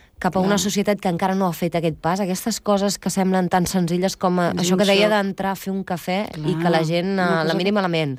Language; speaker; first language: Catalan; native; Catalan